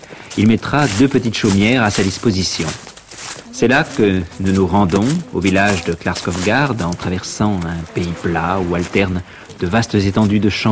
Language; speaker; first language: French; native; French